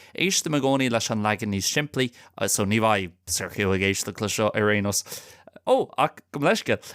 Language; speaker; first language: Irish; non-native, local second language; English